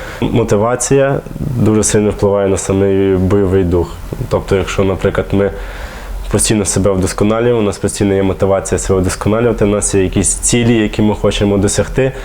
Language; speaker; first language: Ukrainian; native; Ukrainian